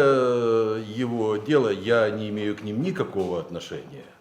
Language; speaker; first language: Russian; native; Russian